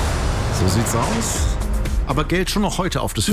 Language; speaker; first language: German; native; German